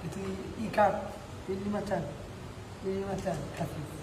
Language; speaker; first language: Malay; non-native, learner; Rohingya